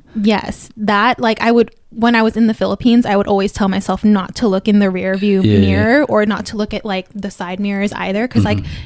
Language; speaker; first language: English; native; English